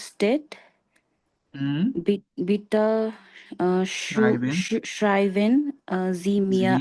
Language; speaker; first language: German; non-native, learner; Nepali